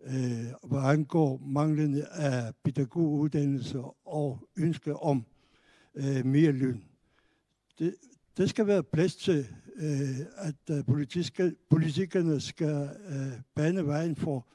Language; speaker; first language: Danish; non-native, local second language; Kalaallisut